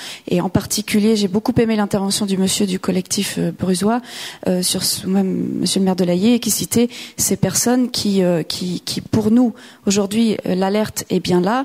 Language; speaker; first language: French; native; French